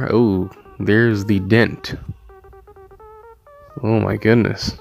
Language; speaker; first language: English; native; English